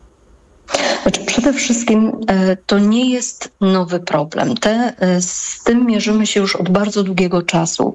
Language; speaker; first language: Polish; native; Polish